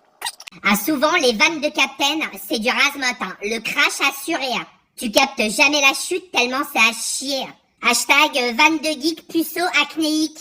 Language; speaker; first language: French; native; French